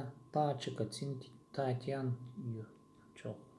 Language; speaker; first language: Chinese; non-native, learner; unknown